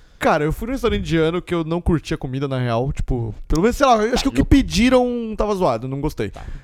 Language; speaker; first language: Portuguese; native; Portuguese